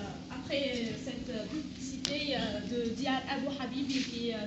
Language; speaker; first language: French; non-native, local second language; Arabic